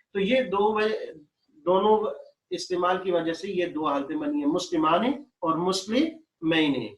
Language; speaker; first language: Urdu; native; Urdu